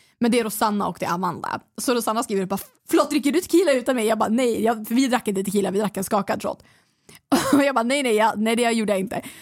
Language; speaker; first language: Swedish; native; Swedish